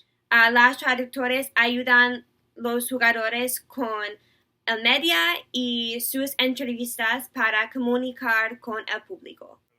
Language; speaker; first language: Spanish; non-native, learner; English